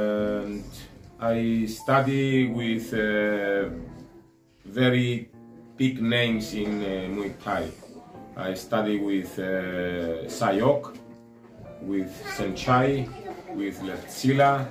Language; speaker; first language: English; non-native, learner; Greek